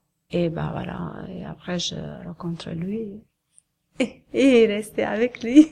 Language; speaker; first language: French; non-native, learner; Serbian